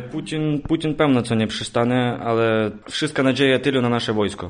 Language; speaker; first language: Polish; non-native, learner; Ukrainian